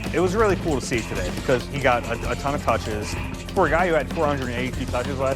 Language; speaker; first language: English; native; English